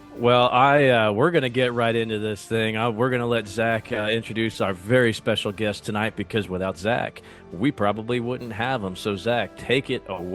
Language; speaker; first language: English; native; English